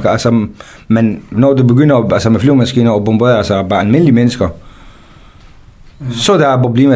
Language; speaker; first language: Danish; non-native, fluent; Kurdish